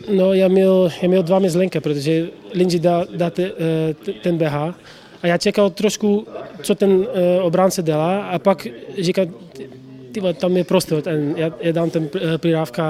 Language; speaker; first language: Czech; non-native, learner; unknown